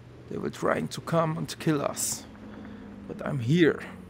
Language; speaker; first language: English; non-native, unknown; German